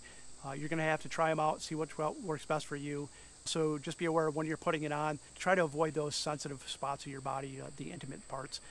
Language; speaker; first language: English; native; English